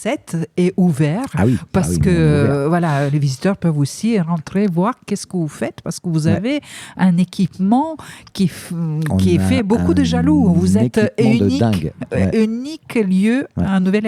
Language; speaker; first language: French; native; French